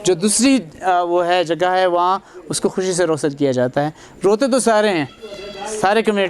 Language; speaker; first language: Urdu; non-native, local second language; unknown